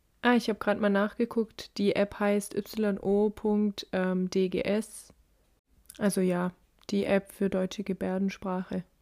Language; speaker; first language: German; native; German